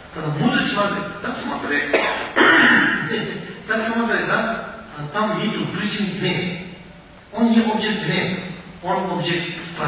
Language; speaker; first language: Russian; non-native, learner; Tibetan